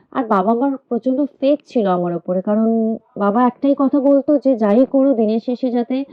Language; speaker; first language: Bangla; native; Bangla